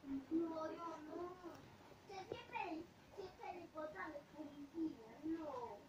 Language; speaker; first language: Spanish; native; Spanish